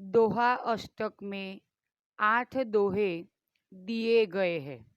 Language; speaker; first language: Hindi; non-native, local second language; Gujarati